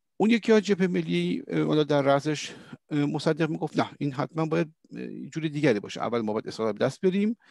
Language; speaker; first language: Persian; early bilingual, heritage; Persian